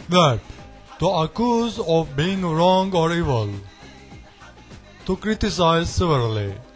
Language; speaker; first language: English; non-native, learner; Turkish